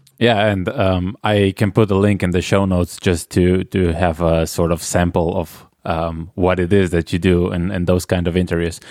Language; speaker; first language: English; non-native, fluent; Slovenian